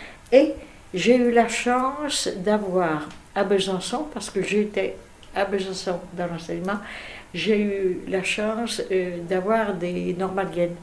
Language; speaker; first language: French; native; French